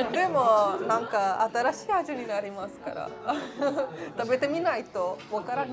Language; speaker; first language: Japanese; non-native, fluent; Italian